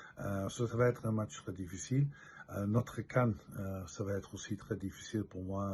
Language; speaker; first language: French; non-native, local second language; Dutch